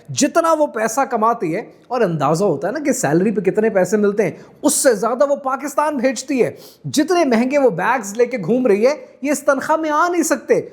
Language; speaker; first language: Urdu; non-native, local second language; Punjabi